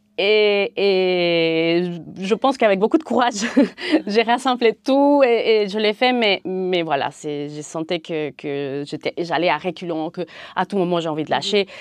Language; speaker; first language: French; non-native, fluent; Spanish